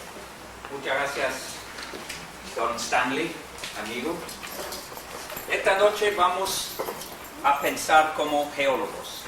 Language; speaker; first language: Spanish; non-native, fluent; English